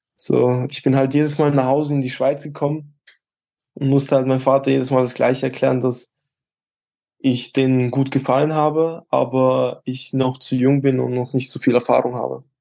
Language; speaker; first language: German; early bilingual, other home language; Albanian